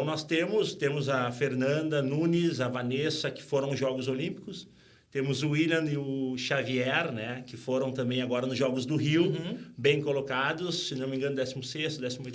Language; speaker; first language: Portuguese; native; Portuguese